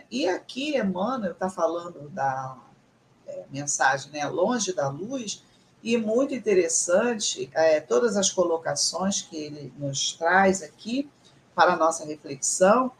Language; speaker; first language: Portuguese; native; Portuguese